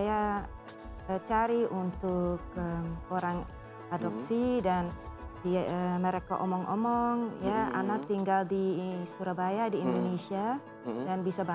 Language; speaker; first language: Indonesian; non-native, learner; Dutch